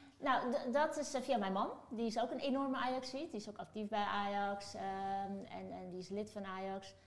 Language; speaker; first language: Dutch; early bilingual, other home language; Turkish